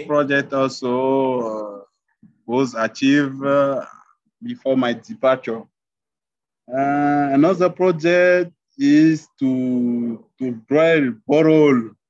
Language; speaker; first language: English; non-native, learner; French